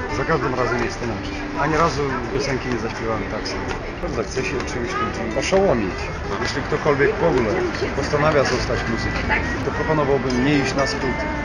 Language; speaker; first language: Polish; non-native, fluent; Russian